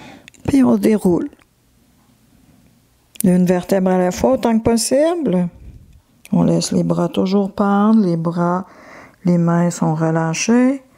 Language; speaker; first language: French; native; French